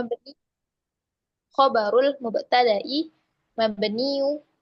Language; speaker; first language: Arabic; non-native, learner; Indonesian